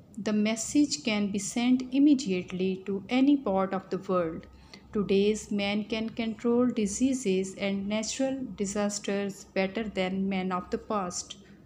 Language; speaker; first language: English; non-native, local second language; Urdu